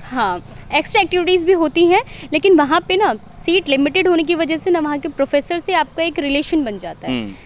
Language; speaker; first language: Hindi; native; Hindi